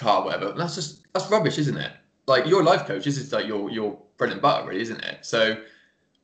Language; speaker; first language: English; native; English